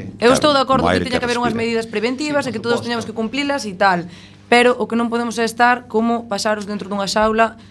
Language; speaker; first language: Galician; native; Galician